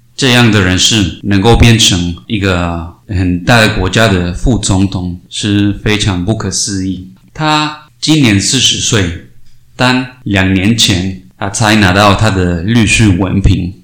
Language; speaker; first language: Chinese; non-native, fluent; Spanish